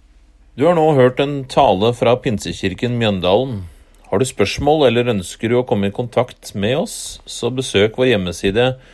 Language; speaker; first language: Norwegian; native; Norwegian